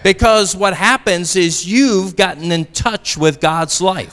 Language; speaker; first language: English; native; English